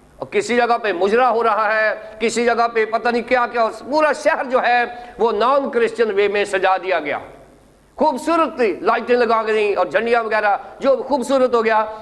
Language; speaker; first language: Urdu; non-native, local second language; Punjabi